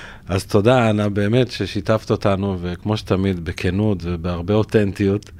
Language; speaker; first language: Hebrew; native; Hebrew